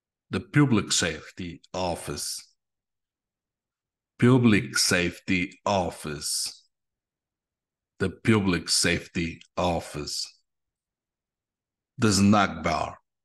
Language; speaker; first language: English; non-native, fluent; Spanish